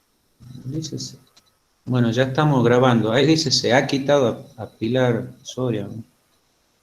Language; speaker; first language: Spanish; native; Spanish